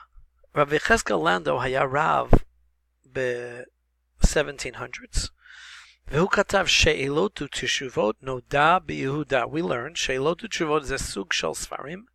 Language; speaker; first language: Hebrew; non-native, fluent; English